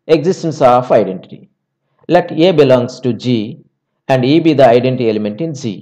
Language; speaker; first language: English; non-native, local second language; Telugu